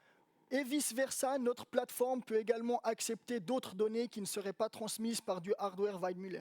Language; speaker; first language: French; native; French